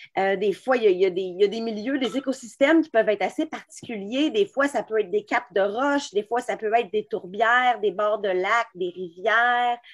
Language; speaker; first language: French; native; French